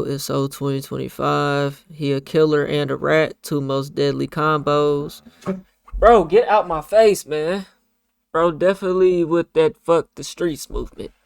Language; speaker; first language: English; native; English